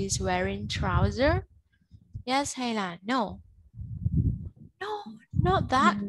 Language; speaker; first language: English; non-native, fluent; Vietnamese